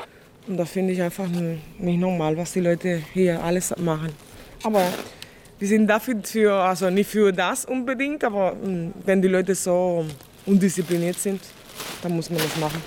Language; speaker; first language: German; non-native, fluent; Spanish